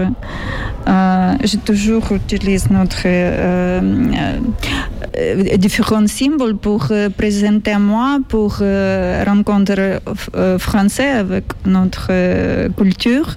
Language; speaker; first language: French; non-native, learner; Ukrainian